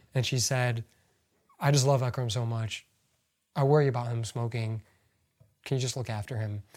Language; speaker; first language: English; early bilingual, other home language; Arabic